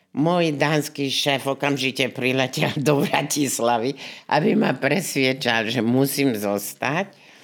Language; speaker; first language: Slovak; native; Slovak